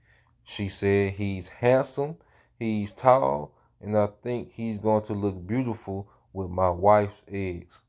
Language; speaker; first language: English; native; English